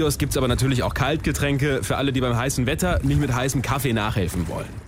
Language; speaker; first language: German; native; German